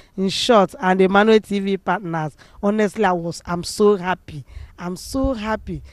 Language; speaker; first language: English; non-native, local second language; Igbo